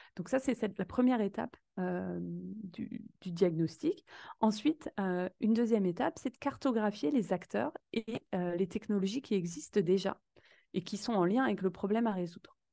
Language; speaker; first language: French; native; French